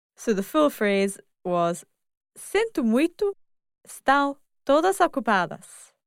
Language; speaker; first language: Portuguese; non-native, learner; English